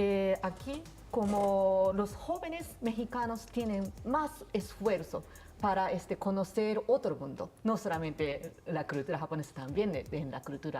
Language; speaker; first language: Spanish; non-native, learner; Japanese